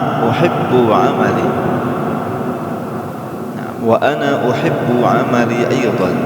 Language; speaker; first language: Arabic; non-native, fluent; Indonesian